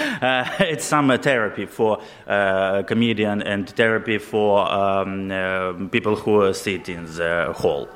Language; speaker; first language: English; non-native, learner; Ukrainian